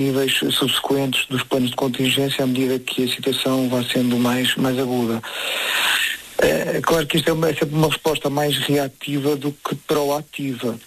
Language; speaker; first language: Portuguese; native; Portuguese